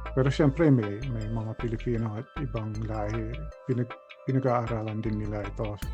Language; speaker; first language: Filipino; non-native, fluent; English